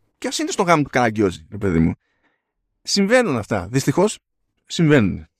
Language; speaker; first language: Greek; native; Greek